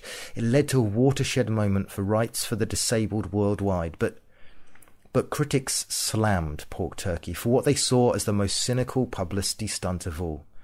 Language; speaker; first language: English; native; English